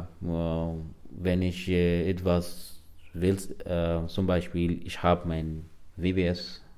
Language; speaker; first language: German; non-native, learner; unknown